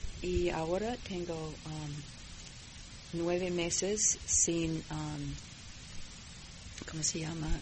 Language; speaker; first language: Spanish; non-native, fluent; English